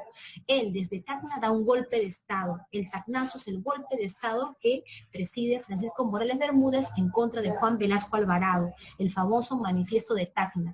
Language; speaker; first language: Spanish; native; Spanish